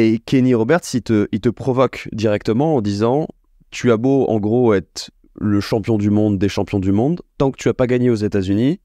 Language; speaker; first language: French; native; French